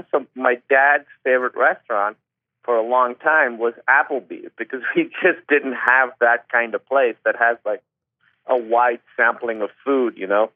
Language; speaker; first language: English; non-native, local second language; Urdu